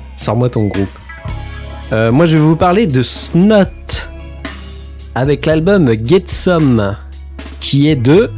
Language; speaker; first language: French; native; French